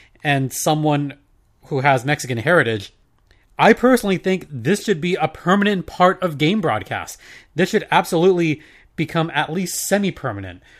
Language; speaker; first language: English; native; English